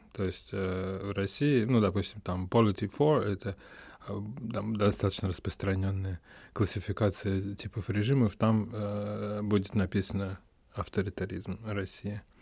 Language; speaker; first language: Russian; native; Russian